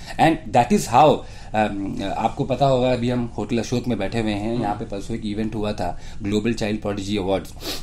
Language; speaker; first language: Hindi; native; Hindi